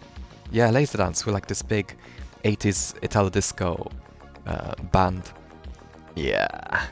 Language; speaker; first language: English; native; English